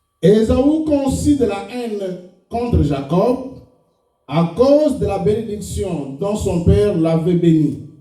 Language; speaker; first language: French; non-native, local second language; Lingala